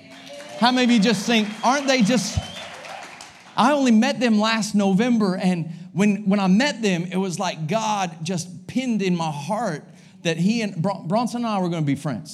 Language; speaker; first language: English; native; English